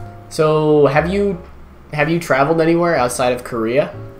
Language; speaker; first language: English; native; English